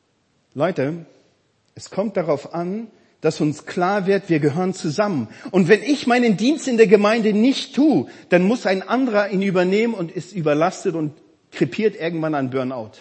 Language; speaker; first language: German; native; German